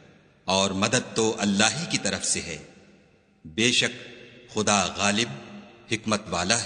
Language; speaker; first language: Urdu; native; Urdu